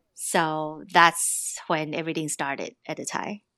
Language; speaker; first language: English; non-native, fluent; Chinese